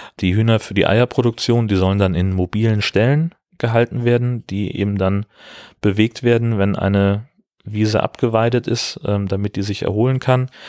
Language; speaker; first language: German; native; German